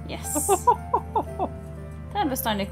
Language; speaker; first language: Norwegian; native; Norwegian